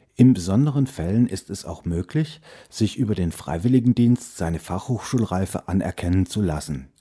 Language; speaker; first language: German; native; German